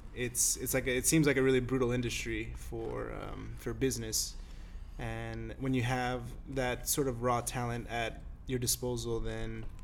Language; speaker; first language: English; native; English